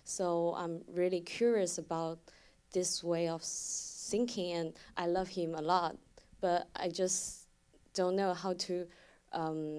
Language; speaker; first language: English; non-native, learner; Chinese